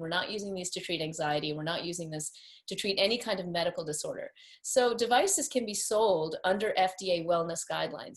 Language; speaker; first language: English; native; English